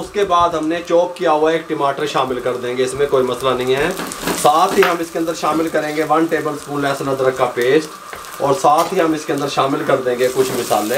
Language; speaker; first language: Hindi; non-native, local second language; Punjabi